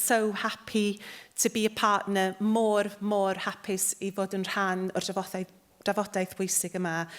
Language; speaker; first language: Welsh; native; Welsh